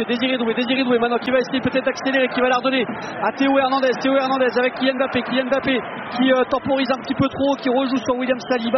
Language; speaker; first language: French; native; French